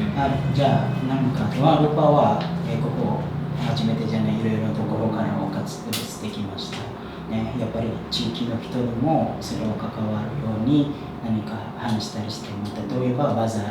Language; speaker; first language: Japanese; non-native, fluent; Indonesian